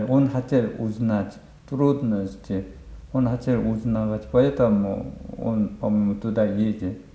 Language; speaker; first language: Russian; non-native, learner; Korean